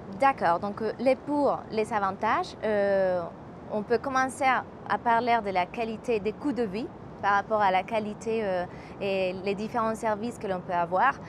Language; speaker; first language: French; non-native, fluent; Spanish